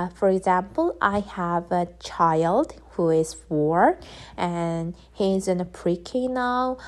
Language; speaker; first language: English; non-native, learner; Korean